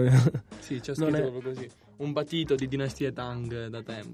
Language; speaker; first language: Italian; native; Italian